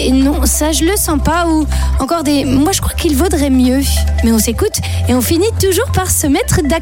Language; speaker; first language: French; native; French